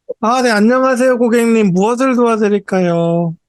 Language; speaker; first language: Korean; native; Korean